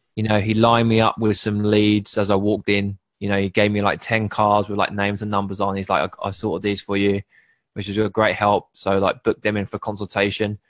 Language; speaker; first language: English; native; English